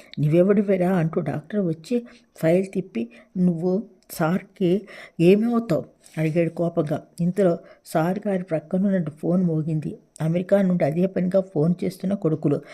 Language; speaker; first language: Telugu; native; Telugu